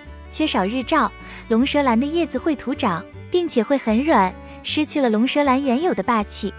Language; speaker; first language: Chinese; native; Chinese